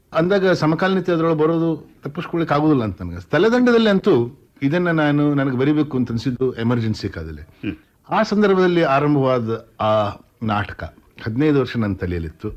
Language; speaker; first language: Kannada; non-native, local second language; Konkani